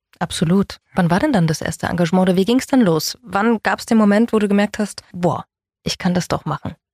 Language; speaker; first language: German; native; German